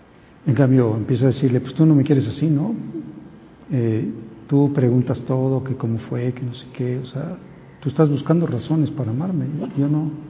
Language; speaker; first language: Spanish; native; Spanish